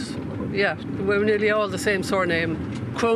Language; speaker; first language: English; native; English